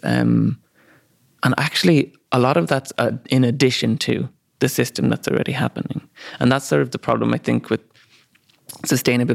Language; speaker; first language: English; native; English